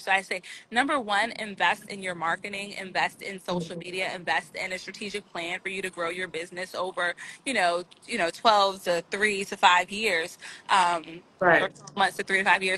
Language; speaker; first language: English; native; English